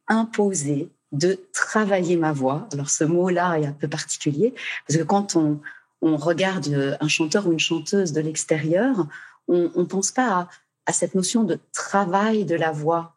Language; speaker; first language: French; native; French